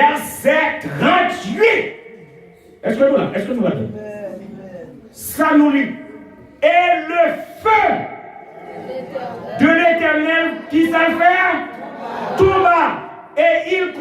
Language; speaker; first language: French; non-native, local second language; Haitian Creole